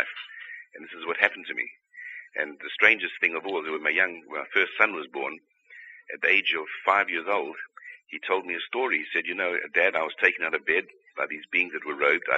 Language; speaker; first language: English; native; English